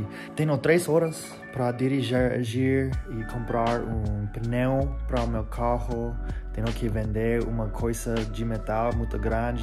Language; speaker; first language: Portuguese; non-native, fluent; English